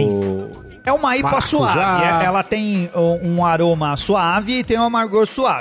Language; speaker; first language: Portuguese; native; Portuguese